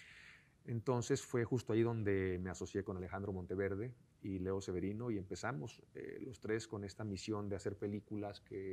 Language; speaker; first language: Spanish; native; Spanish